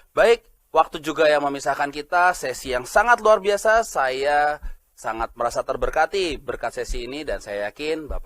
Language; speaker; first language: Indonesian; native; Indonesian